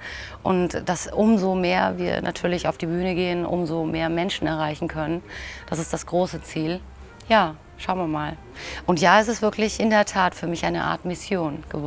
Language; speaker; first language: German; native; German